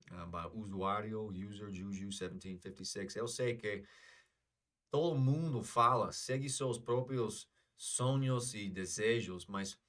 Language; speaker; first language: Portuguese; non-native, fluent; English